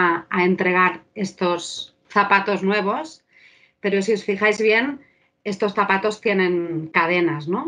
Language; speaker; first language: Spanish; native; Spanish